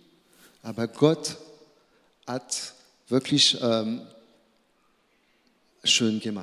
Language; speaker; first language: German; non-native, learner; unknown